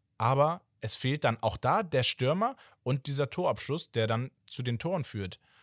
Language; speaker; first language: German; early bilingual, other home language; Portuguese